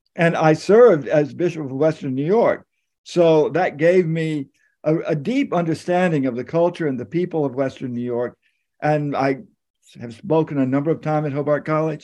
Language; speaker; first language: English; native; English